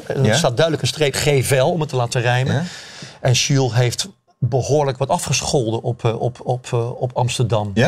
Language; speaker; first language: Dutch; native; Dutch